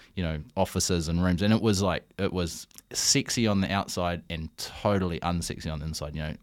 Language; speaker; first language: English; native; English